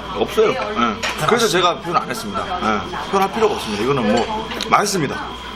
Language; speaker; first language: Korean; native; Korean